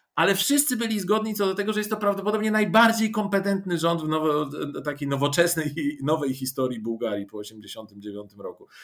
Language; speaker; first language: Polish; non-native, fluent; Bulgarian